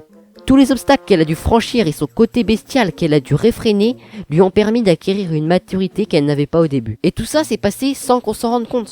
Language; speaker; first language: French; native; French